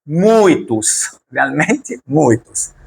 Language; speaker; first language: Portuguese; non-native, learner; Italian